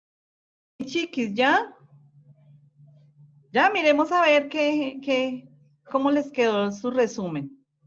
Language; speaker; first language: Spanish; native; Spanish